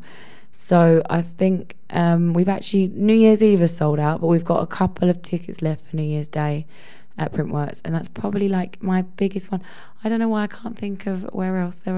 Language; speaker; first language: English; native; English